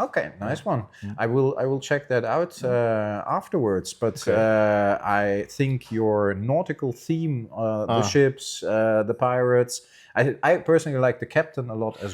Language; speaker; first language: English; non-native, fluent; German